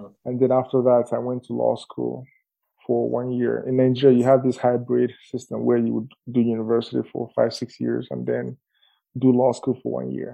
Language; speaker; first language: English; non-native, local second language; Igbo